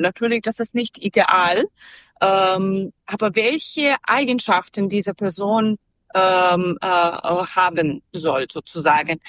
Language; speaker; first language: German; non-native, learner; Serbian